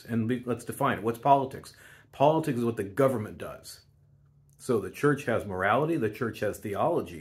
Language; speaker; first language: English; native; English